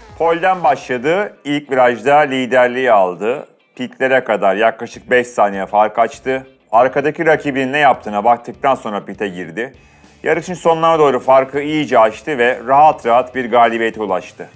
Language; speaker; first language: Turkish; native; Turkish